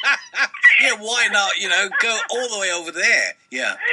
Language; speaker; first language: English; native; English